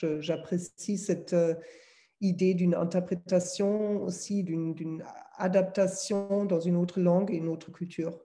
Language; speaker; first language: French; non-native, fluent; German